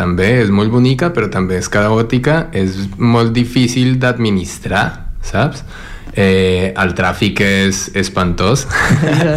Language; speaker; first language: Catalan; non-native, learner; Spanish